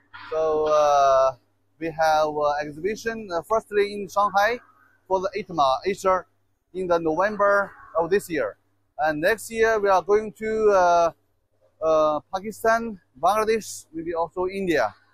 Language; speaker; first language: English; non-native, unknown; Chinese